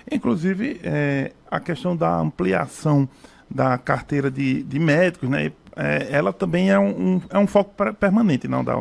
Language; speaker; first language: Portuguese; native; Portuguese